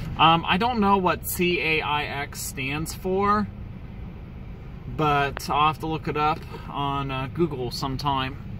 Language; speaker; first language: English; native; English